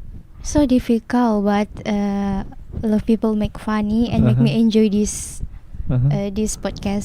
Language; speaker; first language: English; non-native, learner; Indonesian